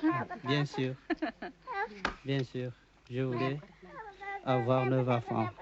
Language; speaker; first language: French; non-native, learner; Uzbek